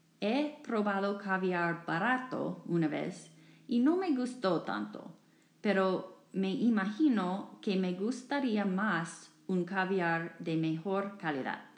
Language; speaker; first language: Spanish; non-native, fluent; English